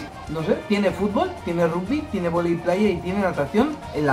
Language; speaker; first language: Spanish; native; Spanish